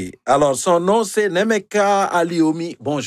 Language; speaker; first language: French; native; French